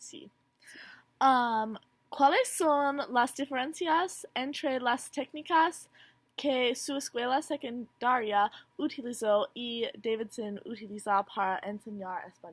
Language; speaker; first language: Spanish; non-native, learner; English